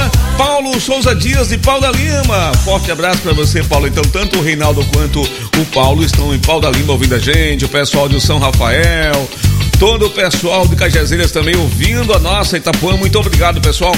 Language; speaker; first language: Portuguese; native; Portuguese